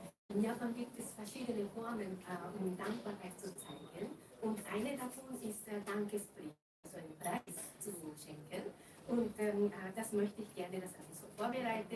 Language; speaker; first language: German; non-native, fluent; Japanese